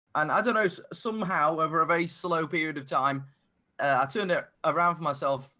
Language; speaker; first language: English; native; English